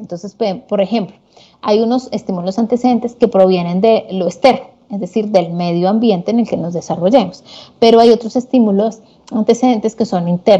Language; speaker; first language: Spanish; native; Spanish